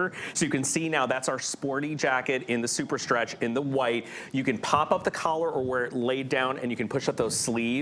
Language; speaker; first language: English; native; English